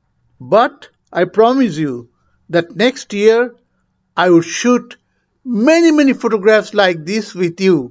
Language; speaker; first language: English; non-native, local second language; Bangla